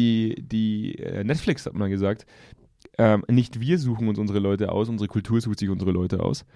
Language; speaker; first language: German; native; German